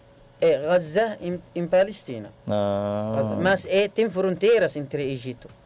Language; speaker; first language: Portuguese; non-native, learner; Arabic